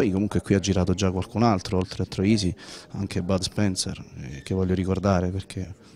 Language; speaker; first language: Italian; native; Italian